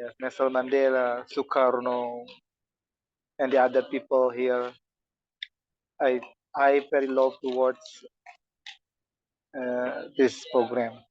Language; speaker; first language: English; non-native, learner; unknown